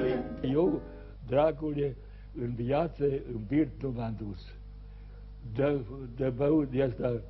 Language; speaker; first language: Romanian; non-native, local second language; Serbian